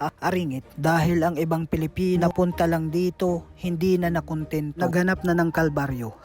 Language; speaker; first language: Filipino; non-native, local second language; Waray